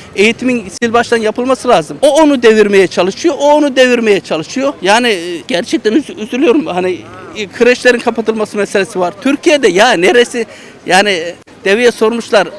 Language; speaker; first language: Turkish; native; Turkish